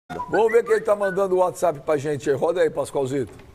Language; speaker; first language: Portuguese; native; Portuguese